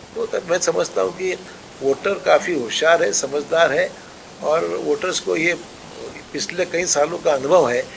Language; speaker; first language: Hindi; non-native, local second language; Marathi